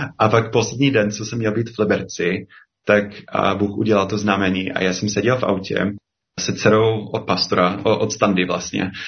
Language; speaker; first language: Czech; non-native, fluent; English